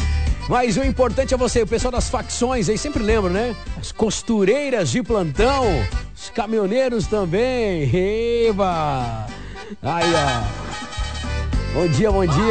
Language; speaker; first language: Portuguese; native; Portuguese